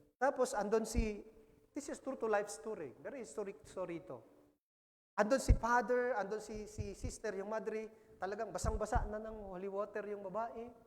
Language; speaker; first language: Filipino; non-native, local second language; Masbatenyo